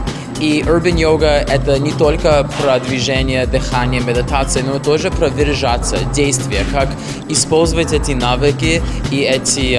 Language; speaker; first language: Russian; non-native, fluent; English